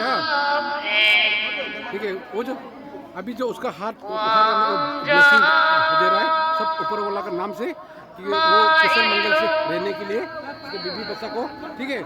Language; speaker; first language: Hindi; non-native, local second language; Rongmei Naga